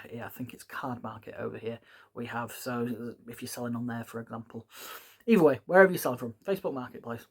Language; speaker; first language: English; native; English